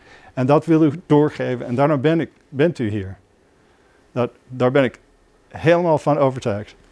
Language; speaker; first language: Dutch; non-native, fluent; English